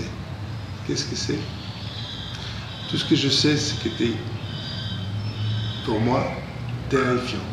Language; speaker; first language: French; non-native, fluent; English